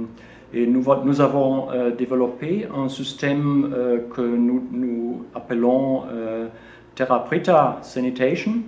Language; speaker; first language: French; non-native, learner; German